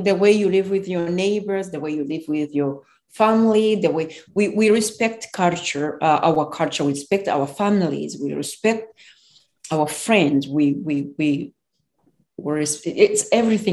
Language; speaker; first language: English; non-native, local second language; Kinyarwanda